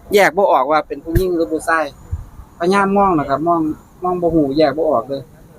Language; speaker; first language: Thai; native; Thai